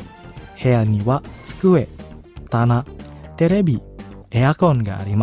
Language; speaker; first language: Japanese; non-native, fluent; Indonesian